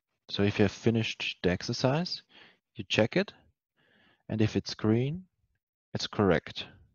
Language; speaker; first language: English; non-native, fluent; German